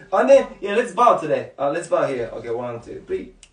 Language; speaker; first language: English; non-native, fluent; Japanese